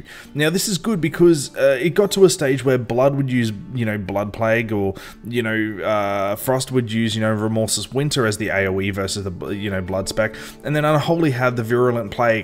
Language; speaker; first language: English; native; English